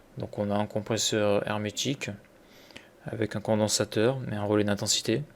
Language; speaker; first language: French; native; French